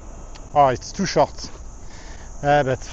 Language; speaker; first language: English; non-native, learner; French